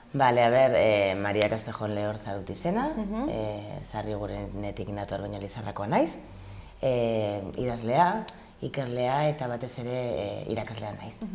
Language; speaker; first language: Basque; non-native, local second language; Spanish